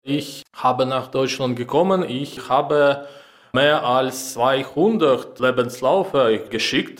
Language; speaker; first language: German; non-native, learner; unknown